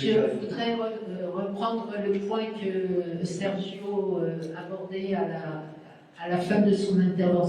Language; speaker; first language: French; non-native, fluent; Spanish